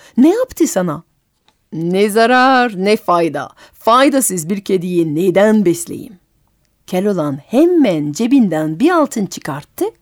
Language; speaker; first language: Turkish; non-native, fluent; French